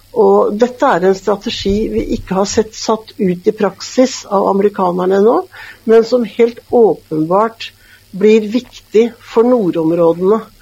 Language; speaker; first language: Norwegian; native; Norwegian